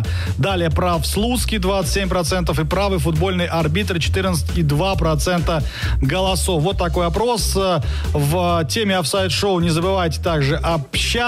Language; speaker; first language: Russian; native; Russian